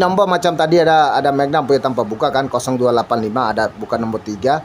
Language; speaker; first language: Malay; non-native, learner; Bangla